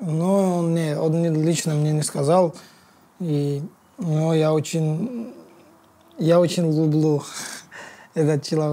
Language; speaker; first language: Russian; non-native, learner; Georgian